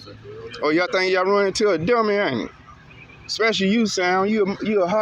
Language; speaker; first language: English; native; English